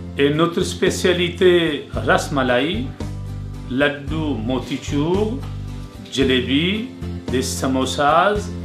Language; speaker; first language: French; non-native, fluent; Urdu